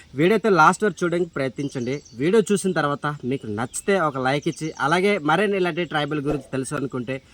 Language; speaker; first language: Telugu; non-native, local second language; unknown